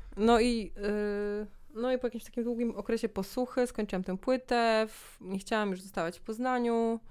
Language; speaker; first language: Polish; native; Polish